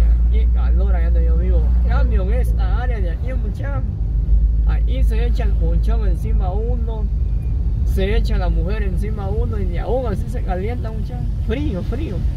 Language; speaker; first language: Spanish; native; Spanish